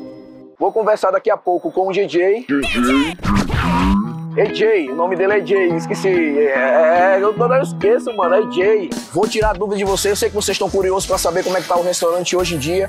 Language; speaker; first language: Portuguese; native; Portuguese